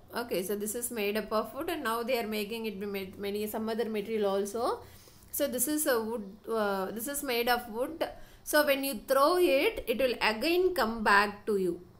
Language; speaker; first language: English; non-native, local second language; Tamil